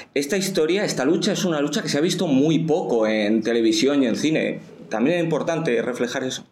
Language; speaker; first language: Spanish; native; Spanish